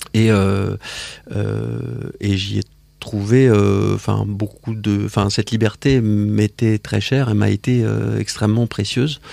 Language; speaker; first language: French; native; French